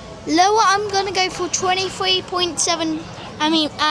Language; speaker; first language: English; native; English